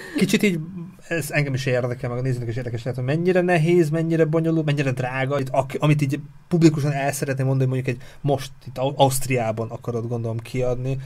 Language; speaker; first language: Hungarian; native; Hungarian